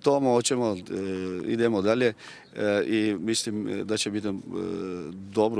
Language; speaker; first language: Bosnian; non-native, learner; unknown